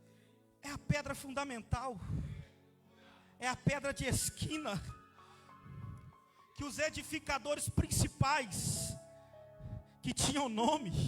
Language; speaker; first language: Portuguese; native; Portuguese